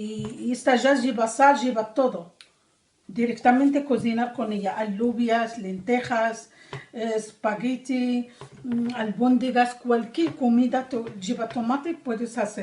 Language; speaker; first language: Spanish; non-native, learner; Arabic